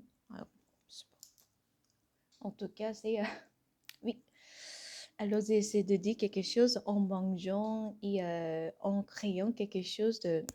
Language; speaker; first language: French; non-native, fluent; Korean